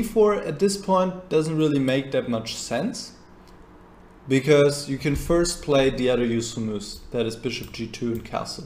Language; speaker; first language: English; non-native, fluent; German